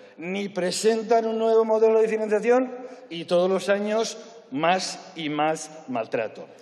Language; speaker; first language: Spanish; non-native, local second language; Catalan